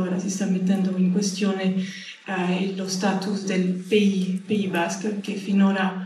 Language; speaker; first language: Italian; non-native, learner; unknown